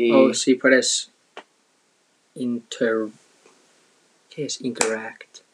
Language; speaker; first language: Spanish; non-native, learner; English